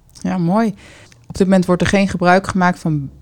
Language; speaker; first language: Dutch; native; Dutch